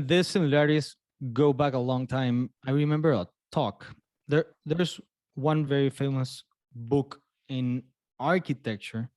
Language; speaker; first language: English; non-native, fluent; Spanish